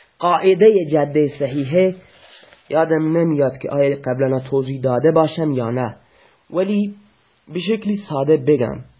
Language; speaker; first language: Persian; non-native, local second language; Baluchi